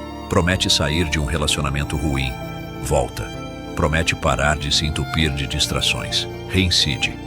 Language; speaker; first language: Portuguese; native; Portuguese